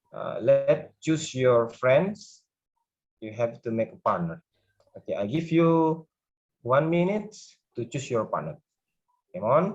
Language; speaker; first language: English; non-native, learner; Indonesian